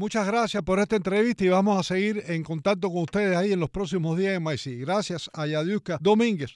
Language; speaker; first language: Spanish; native; Spanish